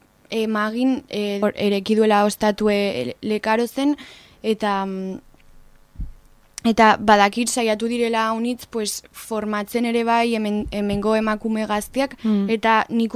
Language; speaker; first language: Basque; non-native, learner; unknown